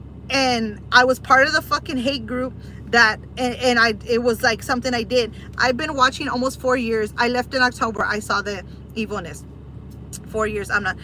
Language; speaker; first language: English; early bilingual, other home language; Spanish